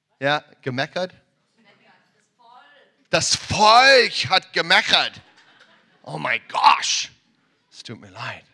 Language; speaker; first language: German; non-native, learner; English